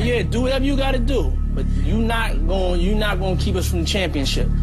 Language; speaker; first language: English; native; English